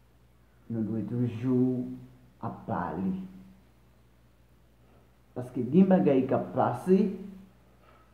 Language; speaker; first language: French; non-native, local second language; Haitian Creole